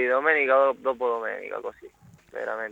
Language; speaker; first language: Italian; non-native, learner; Spanish